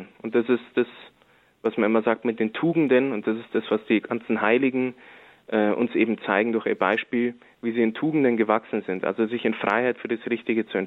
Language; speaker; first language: German; native; German